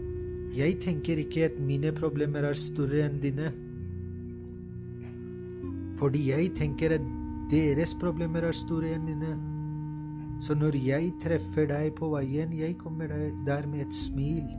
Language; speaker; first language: Norwegian; non-native, fluent; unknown